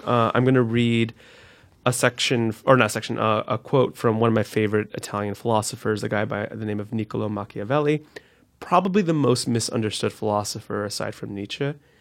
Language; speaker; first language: English; native; English